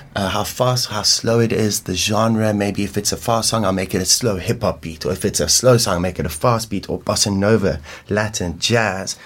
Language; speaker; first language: English; native; English